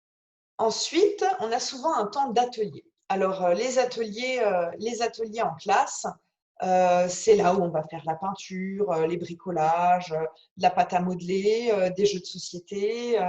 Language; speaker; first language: French; native; French